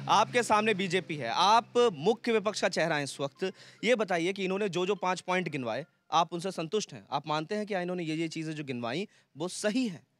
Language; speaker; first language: Hindi; native; Hindi